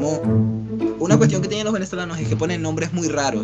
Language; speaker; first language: Spanish; native; Spanish